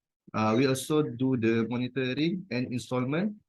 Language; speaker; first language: English; non-native, fluent; Malay